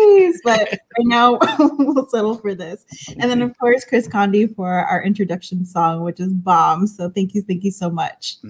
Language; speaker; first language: English; early bilingual, other home language; Spanish